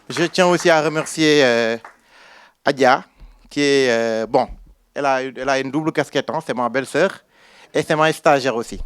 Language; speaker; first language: French; non-native, local second language; Wolof